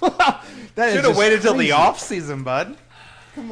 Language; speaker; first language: English; native; English